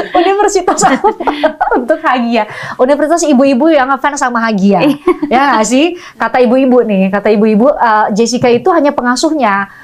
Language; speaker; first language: Indonesian; native; Indonesian